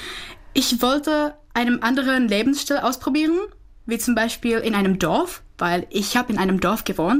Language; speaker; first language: German; non-native, fluent; Czech